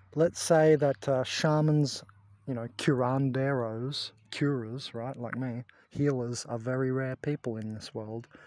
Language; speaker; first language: English; native; English